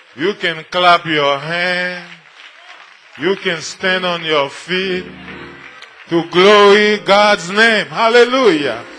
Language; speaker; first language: English; non-native, fluent; Haitian Creole